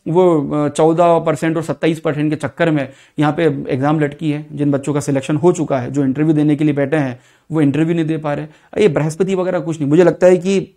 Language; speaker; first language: Hindi; native; Hindi